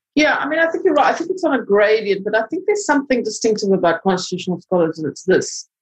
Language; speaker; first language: English; native; English